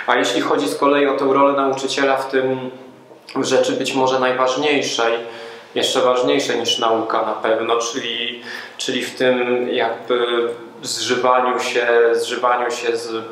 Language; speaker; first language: Polish; native; Polish